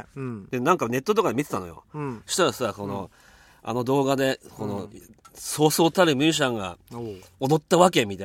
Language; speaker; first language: Japanese; native; Japanese